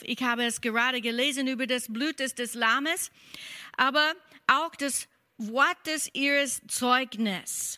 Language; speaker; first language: German; non-native, fluent; English